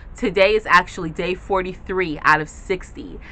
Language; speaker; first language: English; native; English